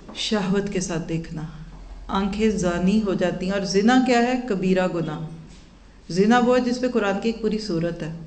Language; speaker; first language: Urdu; native; Urdu